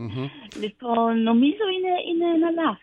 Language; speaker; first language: Greek; non-native, learner; English